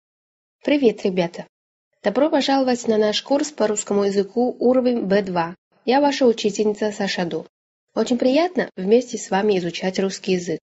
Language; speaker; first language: Russian; non-native, fluent; Chinese